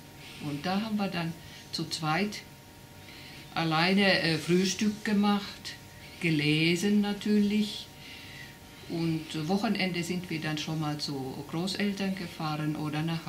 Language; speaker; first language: German; non-native, fluent; Finnish